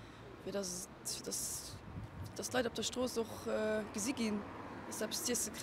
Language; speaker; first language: German; non-native, local second language; Luxembourgish